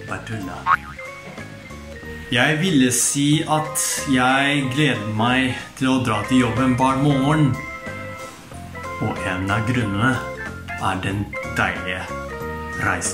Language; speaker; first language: Norwegian; non-native, fluent; Japanese